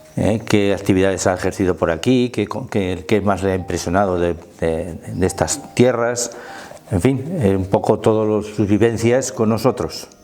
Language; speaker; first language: Spanish; native; Spanish